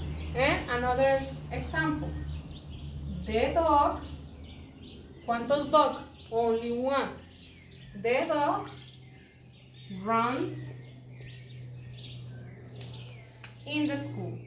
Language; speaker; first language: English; non-native, fluent; Spanish